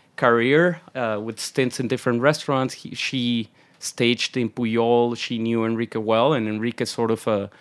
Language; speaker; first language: English; non-native, fluent; Spanish